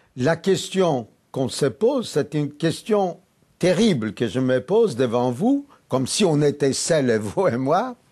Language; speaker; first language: French; non-native, fluent; Polish